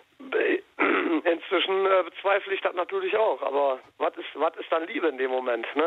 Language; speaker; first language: German; native; German